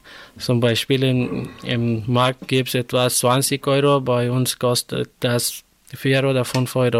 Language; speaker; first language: German; non-native, learner; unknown